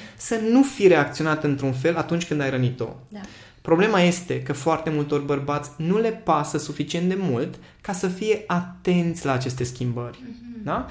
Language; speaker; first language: Romanian; non-native, local second language; Hungarian